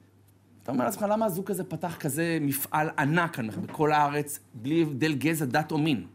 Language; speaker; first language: Hebrew; native; Hebrew